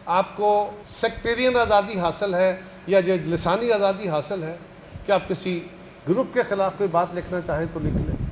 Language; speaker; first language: Urdu; non-native, local second language; Punjabi